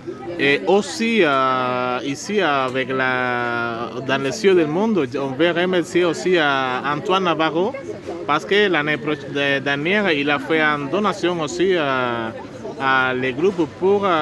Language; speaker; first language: French; non-native, learner; Spanish